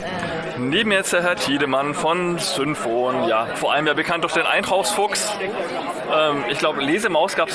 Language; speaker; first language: German; native; German